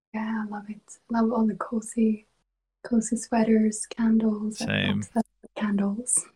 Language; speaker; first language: English; non-native, fluent; Swedish